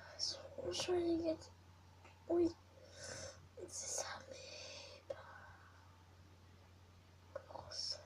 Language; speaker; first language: French; native; French